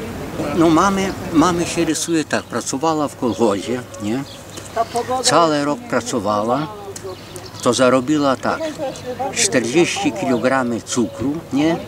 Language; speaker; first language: Polish; early bilingual, heritage; Polish